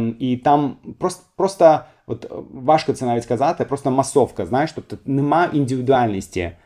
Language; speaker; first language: Ukrainian; non-native, fluent; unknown